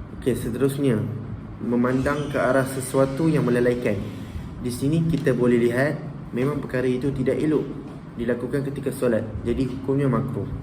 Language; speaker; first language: Malay; native; Malay